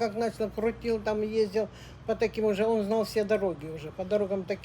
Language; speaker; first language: Russian; native; Russian